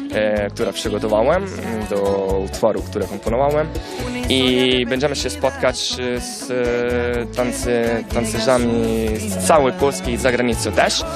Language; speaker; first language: Polish; non-native, learner; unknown